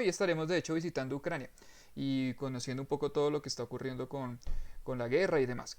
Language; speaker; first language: Spanish; native; Spanish